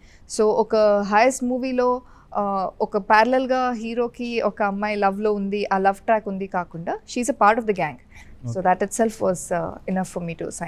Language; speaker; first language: Telugu; non-native, local second language; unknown